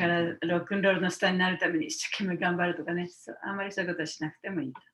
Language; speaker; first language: Japanese; native; Japanese